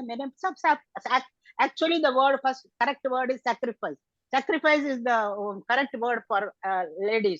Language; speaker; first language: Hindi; non-native, local second language; Tamil